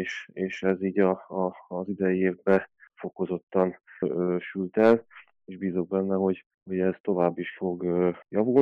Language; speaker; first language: Hungarian; native; Hungarian